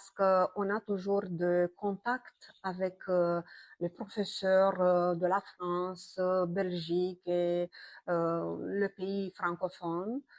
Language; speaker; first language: French; non-native, fluent; Romanian